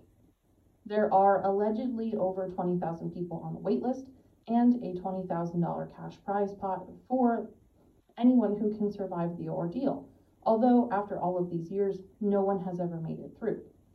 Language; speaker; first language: English; native; English